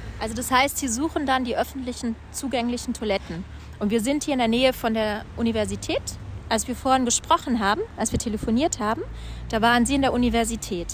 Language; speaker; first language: German; native; German